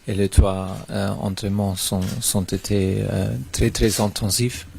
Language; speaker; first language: French; non-native, fluent; German